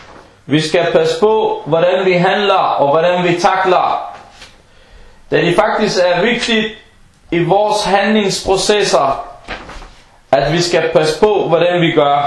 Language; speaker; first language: Danish; non-native, fluent; Arabic